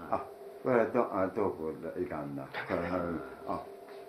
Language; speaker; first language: Japanese; native; Japanese